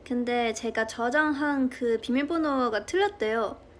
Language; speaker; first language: Korean; non-native, fluent; Chinese